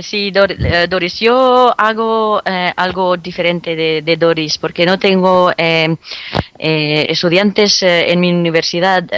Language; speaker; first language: Spanish; non-native, fluent; French